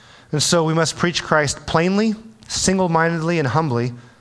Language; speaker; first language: English; early bilingual, other home language; Chinese